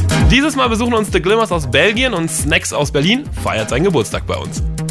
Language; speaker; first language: German; native; German